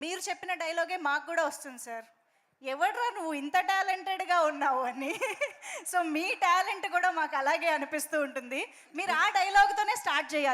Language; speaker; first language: Telugu; native; Telugu